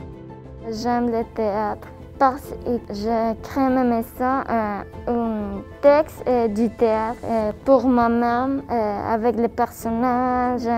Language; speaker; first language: French; non-native, learner; Spanish